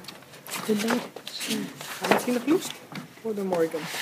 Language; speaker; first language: German; non-native, fluent; Dutch